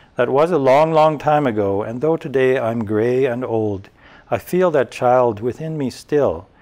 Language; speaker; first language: English; native; English